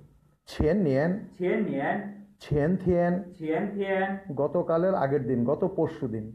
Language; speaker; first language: Bangla; native; Bangla